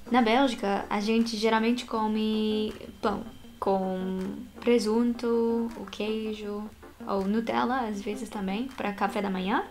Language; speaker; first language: Portuguese; non-native, fluent; Japanese